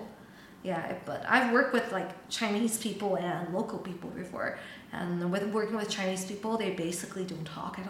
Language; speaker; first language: English; non-native, fluent; Chinese